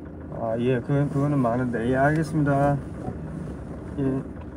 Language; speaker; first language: Korean; native; Korean